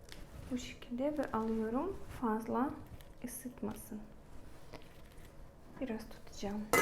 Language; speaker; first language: Turkish; non-native, learner; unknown